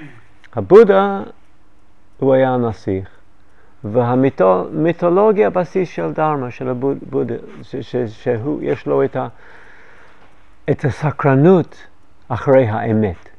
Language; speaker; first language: Hebrew; non-native, fluent; English